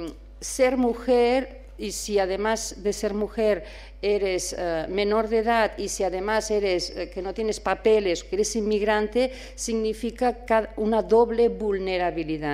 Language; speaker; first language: Spanish; non-native, local second language; Catalan